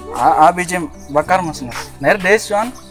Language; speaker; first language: Turkish; non-native, learner; Indonesian